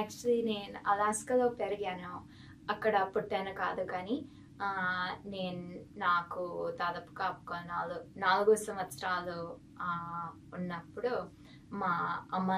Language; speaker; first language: Telugu; non-native, fluent; English